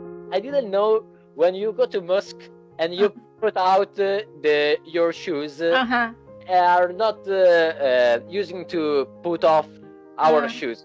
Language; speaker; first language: English; non-native, learner; Italian